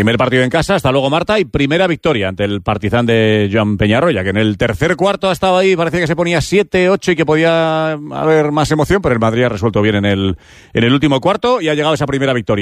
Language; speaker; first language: Spanish; native; Spanish